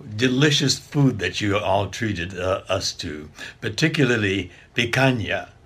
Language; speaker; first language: English; native; English